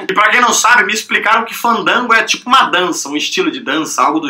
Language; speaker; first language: Portuguese; native; Portuguese